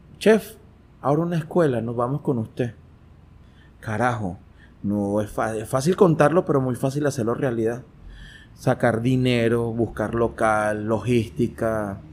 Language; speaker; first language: Spanish; native; Spanish